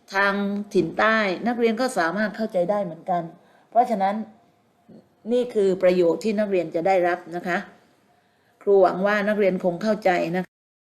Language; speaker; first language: Thai; native; Thai